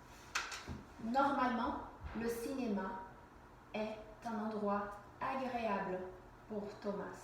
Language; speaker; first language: French; non-native, fluent; English